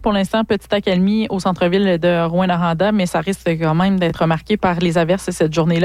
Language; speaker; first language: French; native; French